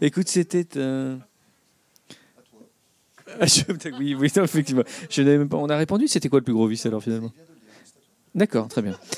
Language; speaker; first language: French; native; French